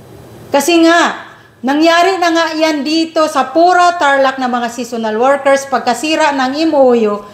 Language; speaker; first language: Filipino; native; Filipino